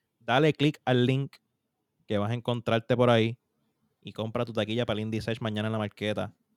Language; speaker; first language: Spanish; native; Spanish